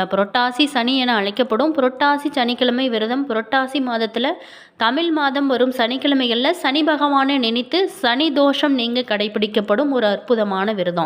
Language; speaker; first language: Tamil; native; Tamil